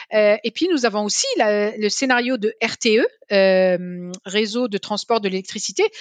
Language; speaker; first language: French; non-native, local second language; Arabic